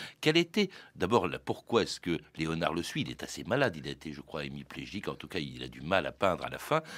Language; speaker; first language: French; native; French